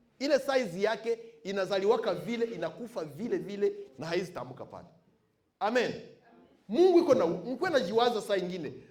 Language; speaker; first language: Swahili; non-native, local second language; Bembe